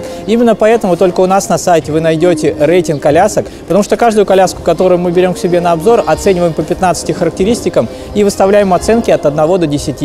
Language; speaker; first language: Russian; native; Russian